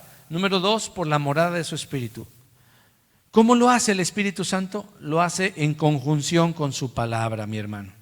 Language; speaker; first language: Spanish; native; Spanish